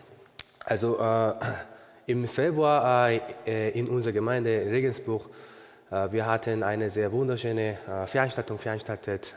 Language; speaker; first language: German; non-native, learner; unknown